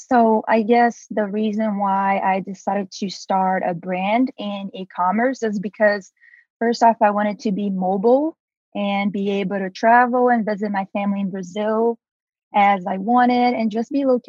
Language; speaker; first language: English; non-native, fluent; Portuguese